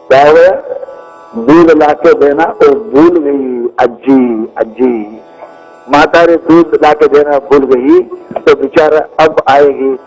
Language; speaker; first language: Hindi; non-native, local second language; Kannada